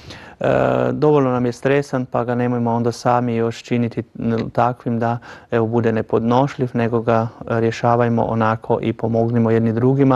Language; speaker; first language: Croatian; native; Croatian